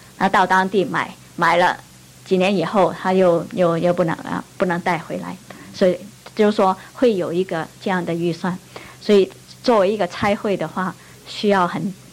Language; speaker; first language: Chinese; non-native, local second language; Cantonese